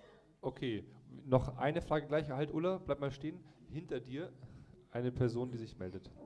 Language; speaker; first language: German; native; German